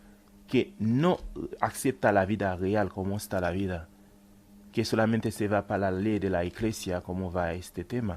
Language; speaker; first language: Spanish; non-native, fluent; Haitian Creole